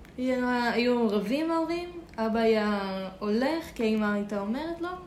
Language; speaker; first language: Hebrew; native; Hebrew